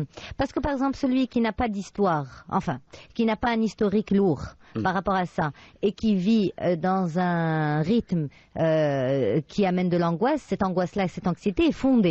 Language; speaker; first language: French; non-native, local second language; Arabic